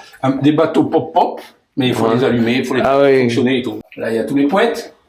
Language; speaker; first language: French; native; French